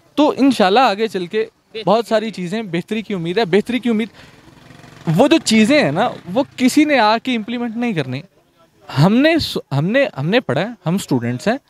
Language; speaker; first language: Urdu; native; Urdu